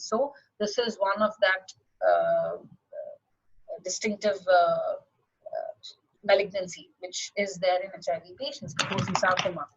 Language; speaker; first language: English; non-native, local second language; Malayalam